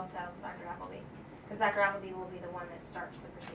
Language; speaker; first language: English; native; English